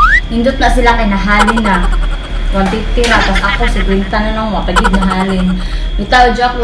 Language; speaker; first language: Filipino; non-native, local second language; Cebuano